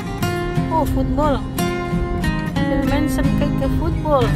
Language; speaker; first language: Dutch; non-native, learner; Indonesian